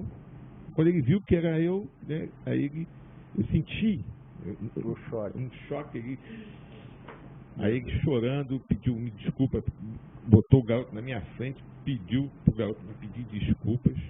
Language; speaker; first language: Portuguese; native; Portuguese